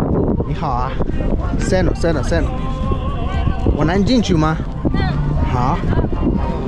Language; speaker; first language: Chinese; non-native, learner; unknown